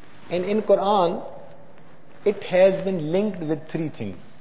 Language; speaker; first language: English; non-native, local second language; Urdu